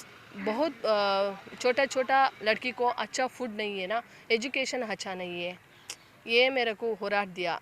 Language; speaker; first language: Hindi; non-native, local second language; Kannada